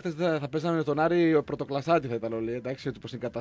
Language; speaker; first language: Greek; native; Greek